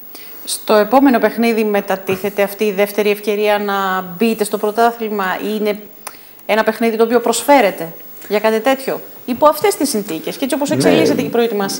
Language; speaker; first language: Greek; native; Greek